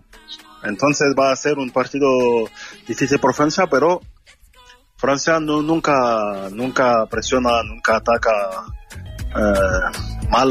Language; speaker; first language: Spanish; non-native, fluent; French